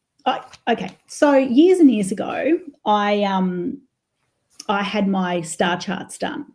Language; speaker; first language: English; native; English